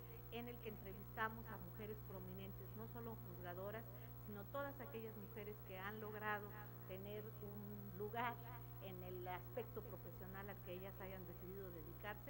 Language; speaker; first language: Spanish; native; Spanish